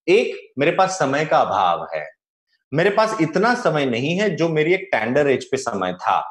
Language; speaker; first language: Hindi; non-native, local second language; Gujarati